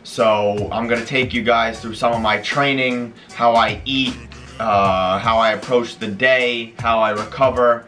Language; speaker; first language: English; native; English